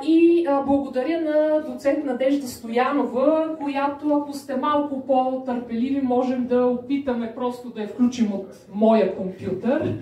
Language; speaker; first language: Bulgarian; native; Bulgarian